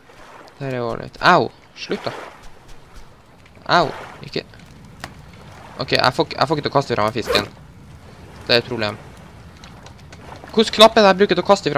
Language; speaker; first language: Norwegian; native; Norwegian